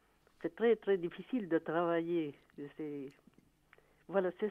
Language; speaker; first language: French; non-native, fluent; Arabic